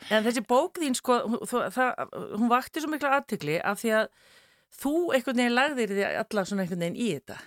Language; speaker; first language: Icelandic; native; Icelandic